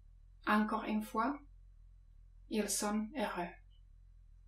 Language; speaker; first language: French; non-native, fluent; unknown